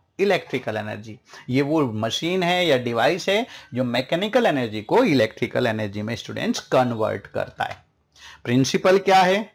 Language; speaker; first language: Hindi; native; Hindi